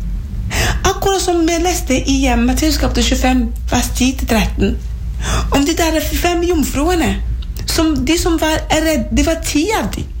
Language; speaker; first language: Norwegian; non-native, fluent; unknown